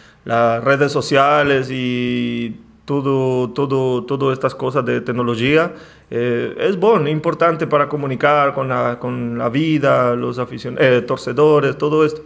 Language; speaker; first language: Portuguese; non-native, learner; Spanish